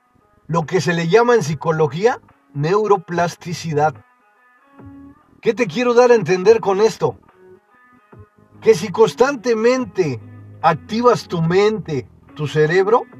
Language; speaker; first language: Spanish; native; Spanish